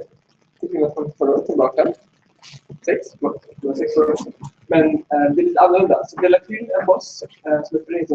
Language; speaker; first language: Swedish; native; Swedish